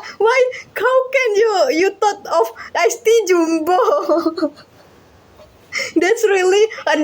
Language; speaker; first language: English; non-native, learner; Indonesian